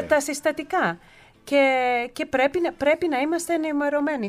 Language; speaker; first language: Greek; early bilingual, heritage; Greek